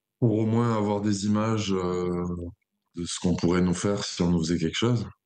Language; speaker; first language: French; native; French